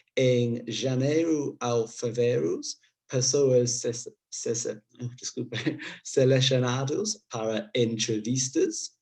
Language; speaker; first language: Portuguese; non-native, learner; English